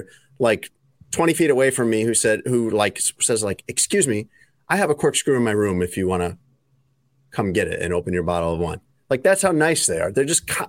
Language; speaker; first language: English; native; English